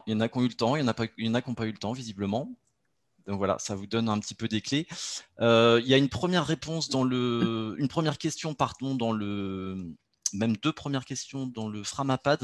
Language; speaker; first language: French; native; French